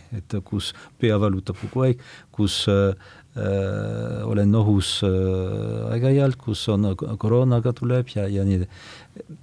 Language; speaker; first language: Estonian; non-native, fluent; French